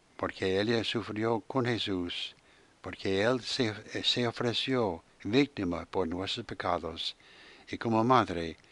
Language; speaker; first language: Spanish; non-native, fluent; English